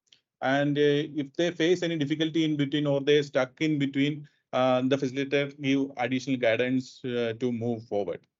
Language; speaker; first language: English; non-native, local second language; Malayalam